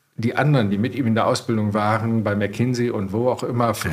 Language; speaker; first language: German; native; German